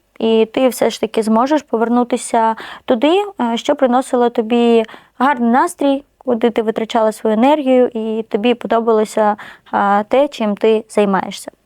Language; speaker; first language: Ukrainian; non-native, local second language; Russian